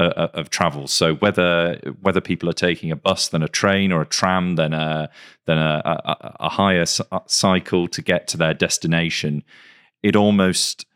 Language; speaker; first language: English; native; English